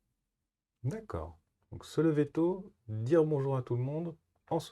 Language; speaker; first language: French; native; French